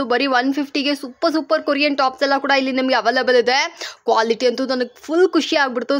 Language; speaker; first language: Kannada; native; Kannada